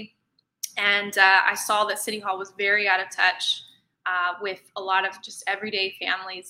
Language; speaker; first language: English; native; English